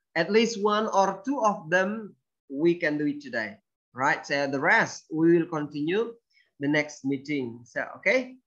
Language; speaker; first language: English; non-native, fluent; Indonesian